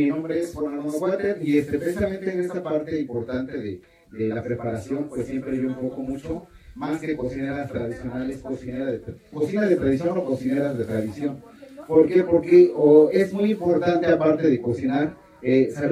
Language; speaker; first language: Spanish; native; Spanish